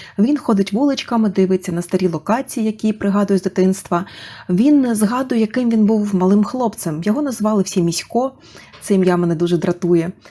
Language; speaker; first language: Ukrainian; native; Ukrainian